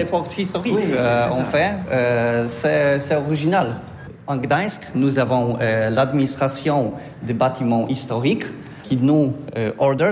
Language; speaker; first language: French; non-native, learner; Polish